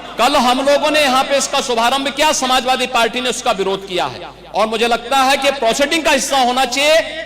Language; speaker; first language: Hindi; native; Hindi